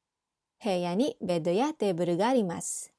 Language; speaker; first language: Japanese; non-native, fluent; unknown